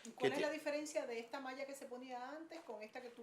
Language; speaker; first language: Spanish; native; Spanish